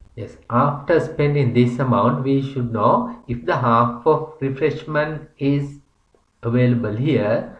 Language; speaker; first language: English; non-native, local second language; Sinhala